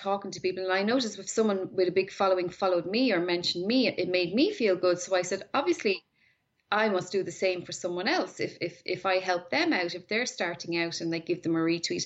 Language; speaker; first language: English; native; English